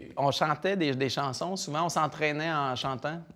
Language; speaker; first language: French; native; French